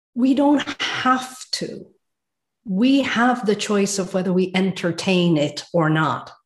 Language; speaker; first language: English; native; English